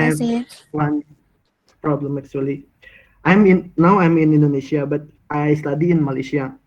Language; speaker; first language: English; non-native, learner; Indonesian